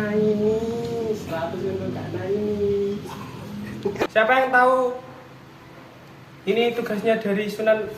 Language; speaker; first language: Indonesian; native; Indonesian